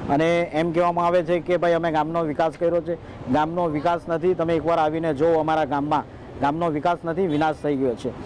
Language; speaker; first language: Gujarati; native; Gujarati